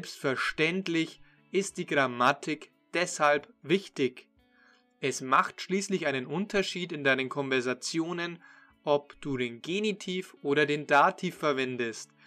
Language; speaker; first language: German; native; German